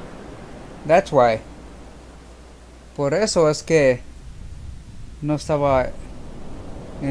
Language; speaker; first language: Spanish; early bilingual, heritage; Spanish